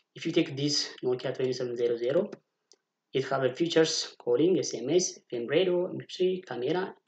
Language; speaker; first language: English; non-native, local second language; Amharic